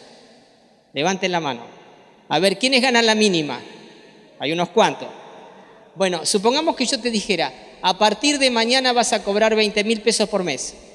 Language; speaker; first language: Spanish; native; Spanish